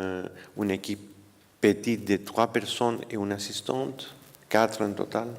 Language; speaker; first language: French; non-native, fluent; Spanish